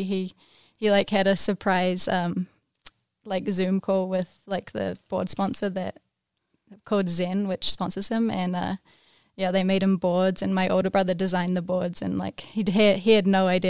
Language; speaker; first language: English; native; English